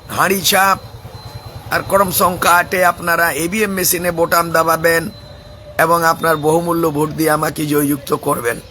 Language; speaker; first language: Bangla; non-native, local second language; Santali